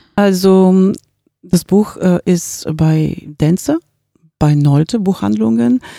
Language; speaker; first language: German; non-native, fluent; Bulgarian